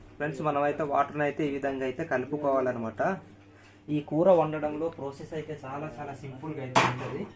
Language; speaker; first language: Telugu; non-native, local second language; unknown